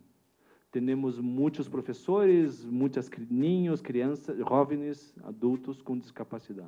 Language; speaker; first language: Spanish; non-native, learner; Portuguese